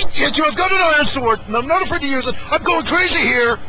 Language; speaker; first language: English; native; English